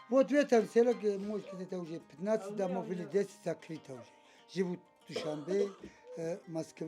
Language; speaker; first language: Russian; non-native, learner; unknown